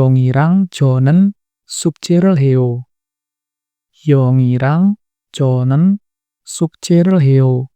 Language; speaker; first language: Korean; non-native, fluent; Indonesian